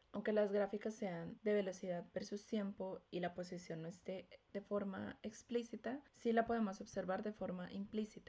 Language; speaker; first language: Spanish; native; Spanish